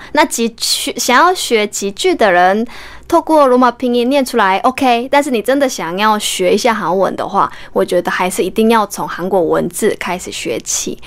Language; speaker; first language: Chinese; non-native, fluent; Korean